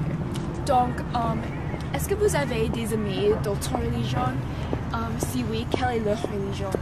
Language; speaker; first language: French; non-native, learner; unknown